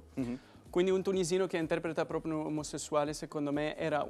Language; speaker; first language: Italian; non-native, fluent; Arabic